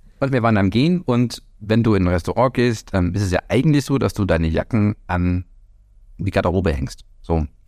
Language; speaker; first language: German; native; German